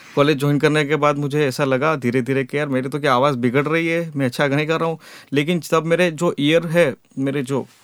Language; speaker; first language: Hindi; non-native, local second language; Gujarati